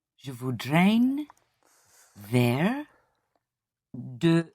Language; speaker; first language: French; non-native, learner; English